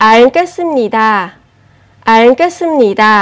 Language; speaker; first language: Korean; non-native, fluent; Vietnamese